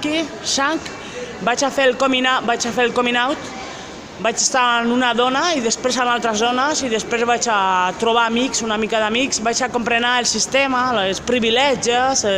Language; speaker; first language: Catalan; non-native, local second language; Spanish